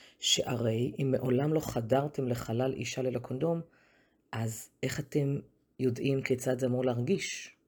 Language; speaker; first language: Hebrew; native; Hebrew